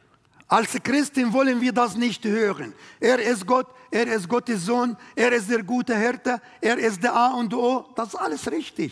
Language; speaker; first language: German; non-native, learner; Arabic